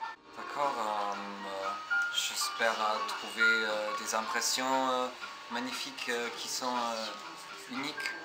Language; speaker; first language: French; non-native, fluent; German